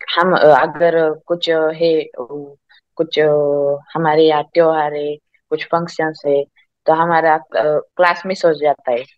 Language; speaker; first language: Hindi; non-native, local second language; Marathi